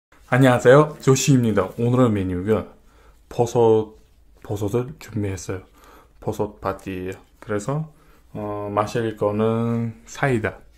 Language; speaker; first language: Korean; non-native, fluent; Dutch